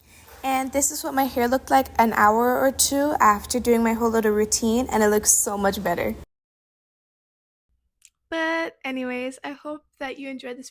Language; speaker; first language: English; native; English